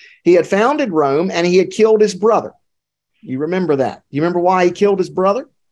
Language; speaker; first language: English; native; English